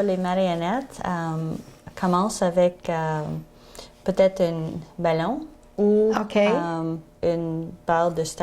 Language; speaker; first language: French; non-native, learner; English